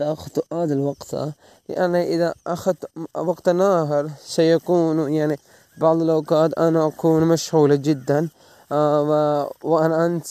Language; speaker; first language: Arabic; non-native, learner; Malay